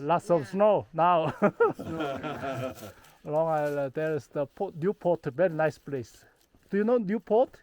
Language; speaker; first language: English; non-native, learner; Korean